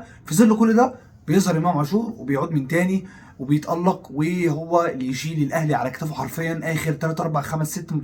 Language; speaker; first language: Arabic; native; Arabic